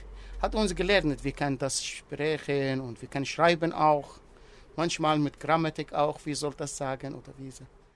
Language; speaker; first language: German; non-native, learner; Arabic